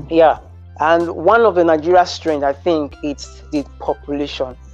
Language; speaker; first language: English; non-native, local second language; Bini